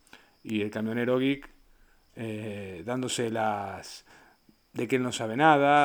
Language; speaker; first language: Spanish; native; Spanish